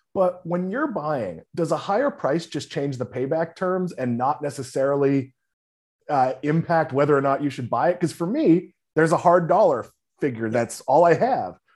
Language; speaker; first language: English; native; English